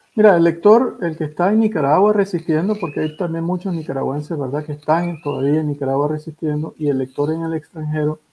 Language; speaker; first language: Spanish; native; Spanish